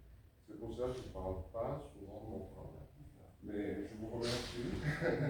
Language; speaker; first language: French; native; French